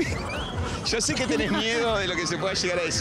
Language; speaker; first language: Spanish; native; Spanish